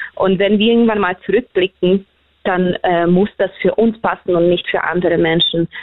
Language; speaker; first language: German; early bilingual, other home language; Hungarian